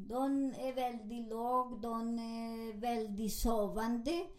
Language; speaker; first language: Swedish; non-native, learner; Spanish